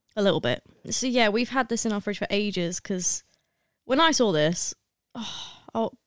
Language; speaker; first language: English; native; English